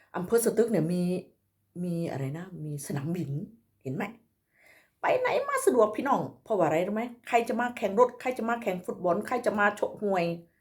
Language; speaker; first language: Thai; native; Thai